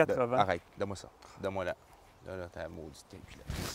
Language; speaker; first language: French; native; French